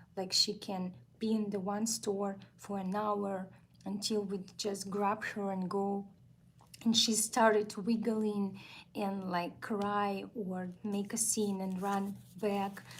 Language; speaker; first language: English; non-native, fluent; Russian